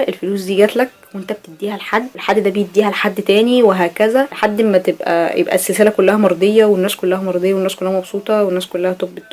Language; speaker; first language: Arabic; native; Arabic